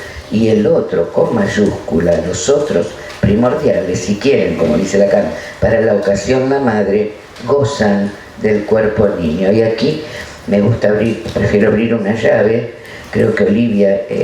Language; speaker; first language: Spanish; native; Spanish